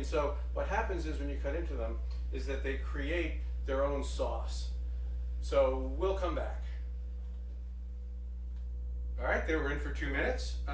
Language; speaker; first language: English; native; English